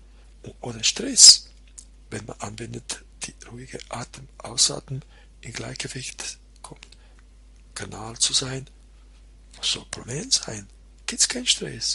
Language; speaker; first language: German; non-native, fluent; Croatian